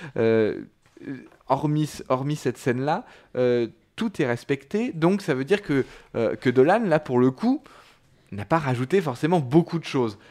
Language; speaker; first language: French; native; French